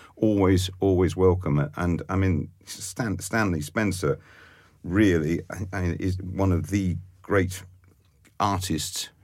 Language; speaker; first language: English; native; English